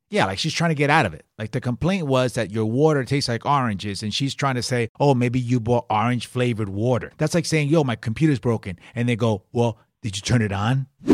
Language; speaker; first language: English; early bilingual, other home language; Spanish